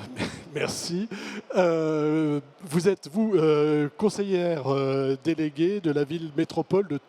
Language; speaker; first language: French; native; French